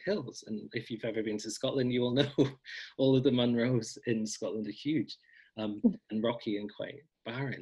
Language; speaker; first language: English; native; English